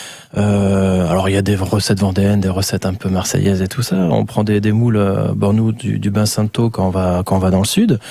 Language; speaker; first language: French; native; French